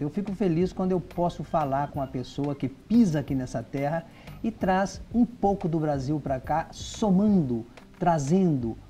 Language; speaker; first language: Portuguese; native; Portuguese